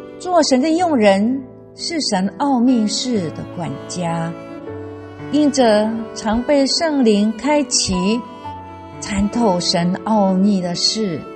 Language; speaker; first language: Chinese; non-native, local second language; Amis